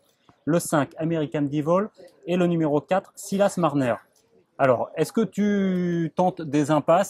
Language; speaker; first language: French; native; French